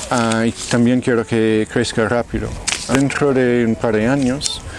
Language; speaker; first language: Spanish; non-native, fluent; English